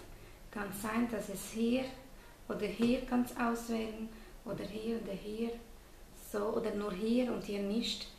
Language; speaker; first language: German; non-native, fluent; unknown